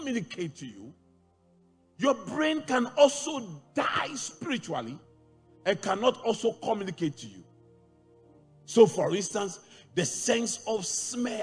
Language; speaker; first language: English; non-native, local second language; Akan